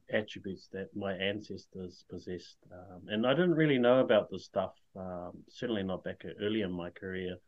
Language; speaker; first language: English; native; English